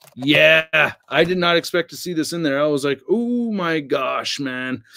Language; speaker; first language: English; native; English